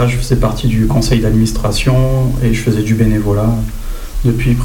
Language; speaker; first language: French; native; French